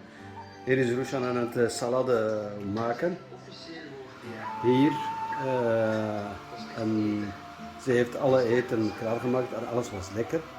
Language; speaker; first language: Dutch; non-native, learner; Kurdish